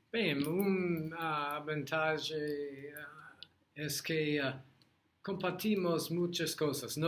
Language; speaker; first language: Portuguese; non-native, learner; English